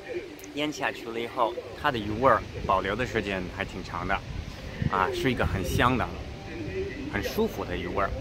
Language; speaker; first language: Chinese; non-native, fluent; English